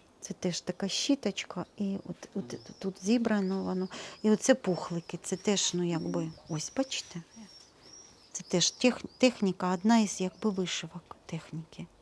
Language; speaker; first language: Ukrainian; non-native, local second language; Russian